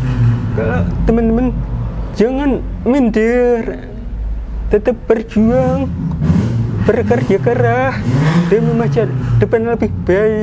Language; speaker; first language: Indonesian; non-native, local second language; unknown